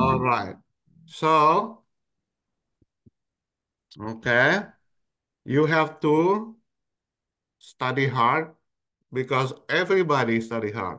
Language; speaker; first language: English; non-native, local second language; Indonesian